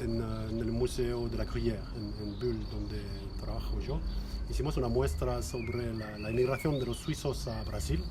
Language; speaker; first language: Spanish; non-native, fluent; French